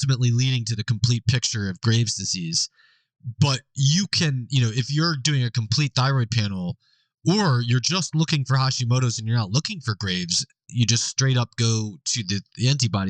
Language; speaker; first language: English; native; English